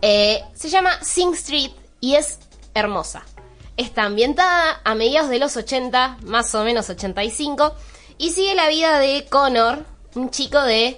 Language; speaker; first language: Spanish; native; Spanish